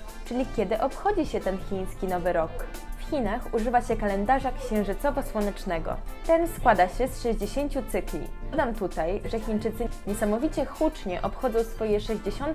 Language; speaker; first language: Polish; native; Polish